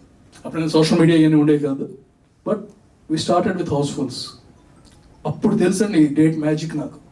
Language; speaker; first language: Telugu; native; Telugu